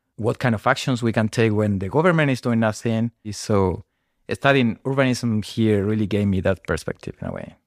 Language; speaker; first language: English; non-native, fluent; Spanish